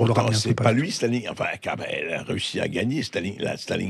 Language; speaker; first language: French; native; French